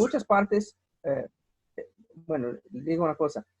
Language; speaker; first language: Spanish; non-native, fluent; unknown